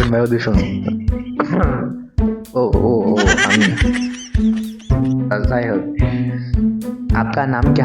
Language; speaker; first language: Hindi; non-native, learner; Bangla